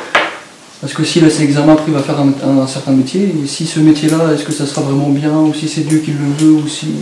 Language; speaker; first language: French; native; French